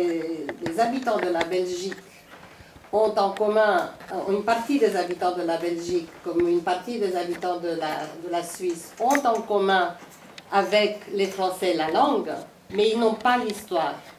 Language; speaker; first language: French; non-native, fluent; Romanian